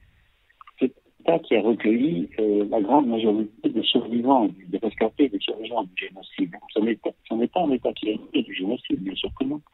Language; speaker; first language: French; native; French